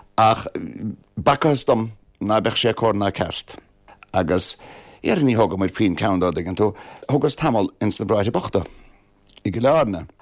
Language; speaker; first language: Irish; native; Irish